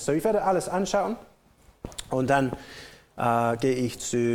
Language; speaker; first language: German; non-native, fluent; English